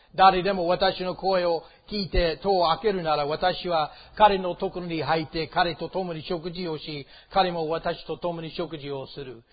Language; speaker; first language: Japanese; non-native, fluent; English